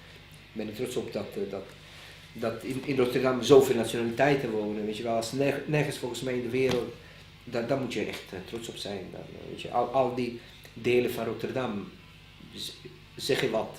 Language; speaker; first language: Dutch; non-native, fluent; Bosnian